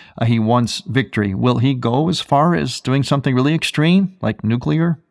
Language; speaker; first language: English; native; English